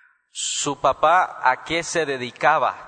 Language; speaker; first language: Spanish; native; Spanish